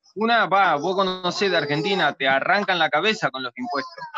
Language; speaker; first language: Spanish; native; Spanish